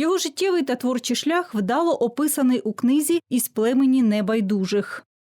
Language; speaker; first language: Ukrainian; native; Ukrainian